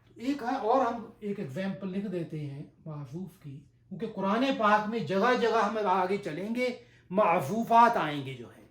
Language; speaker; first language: Urdu; native; Urdu